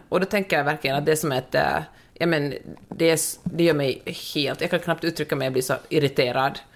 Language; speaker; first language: Swedish; native; Swedish